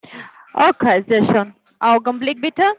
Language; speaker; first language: German; non-native, learner; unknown